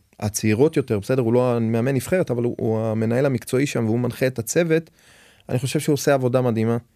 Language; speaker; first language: Hebrew; native; Hebrew